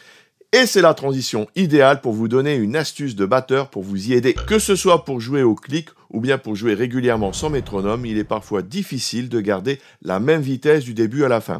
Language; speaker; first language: French; native; French